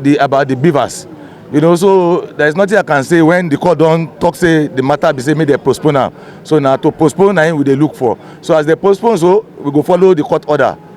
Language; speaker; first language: Nigerian Pidgin; non-native, local second language; Yoruba